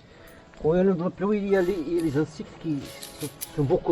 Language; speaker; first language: French; non-native, learner; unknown